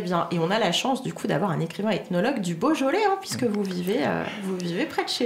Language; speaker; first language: French; native; French